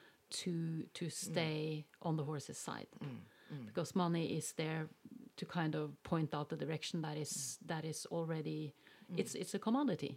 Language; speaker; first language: English; non-native, fluent; Norwegian